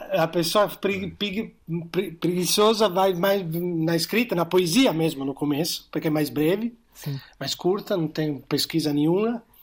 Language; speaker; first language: Portuguese; non-native, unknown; Italian